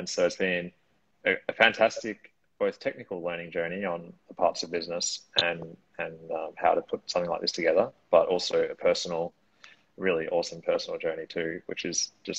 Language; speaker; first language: English; native; English